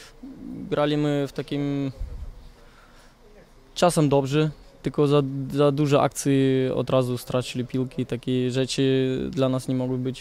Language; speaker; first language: Polish; non-native, learner; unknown